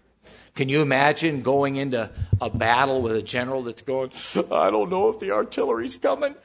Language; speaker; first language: English; native; English